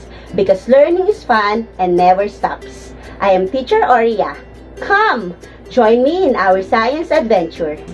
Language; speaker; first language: English; non-native, local second language; Filipino